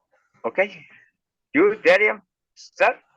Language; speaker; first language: English; non-native, learner; Spanish